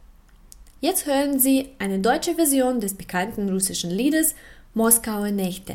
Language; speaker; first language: German; non-native, fluent; Russian